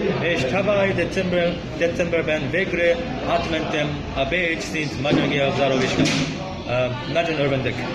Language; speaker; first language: Hungarian; non-native, learner; Japanese